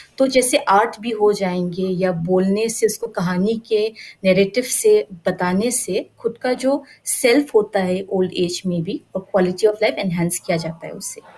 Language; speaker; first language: Hindi; non-native, local second language; Garo